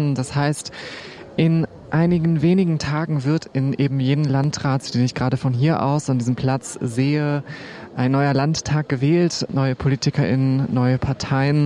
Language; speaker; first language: German; native; German